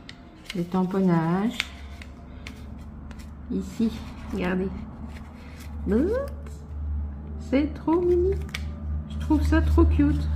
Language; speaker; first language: French; native; French